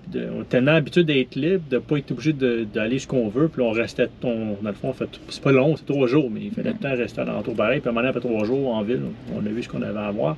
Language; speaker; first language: French; native; French